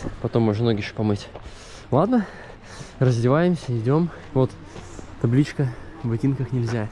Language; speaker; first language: Russian; native; Russian